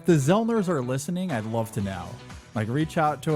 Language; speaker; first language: English; native; English